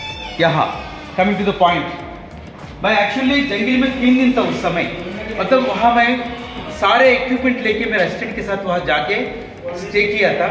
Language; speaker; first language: Hindi; native; Hindi